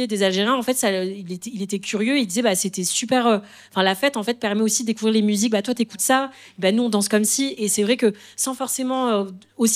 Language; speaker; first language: French; native; French